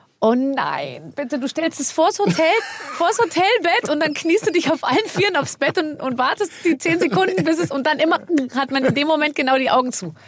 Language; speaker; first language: German; native; German